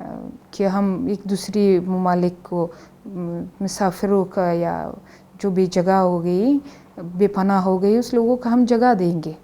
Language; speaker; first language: Hindi; non-native, learner; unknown